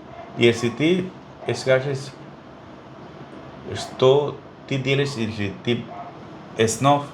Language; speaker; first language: Russian; non-native, fluent; Spanish